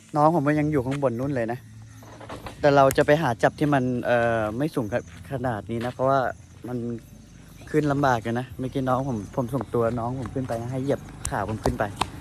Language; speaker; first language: Thai; non-native, local second language; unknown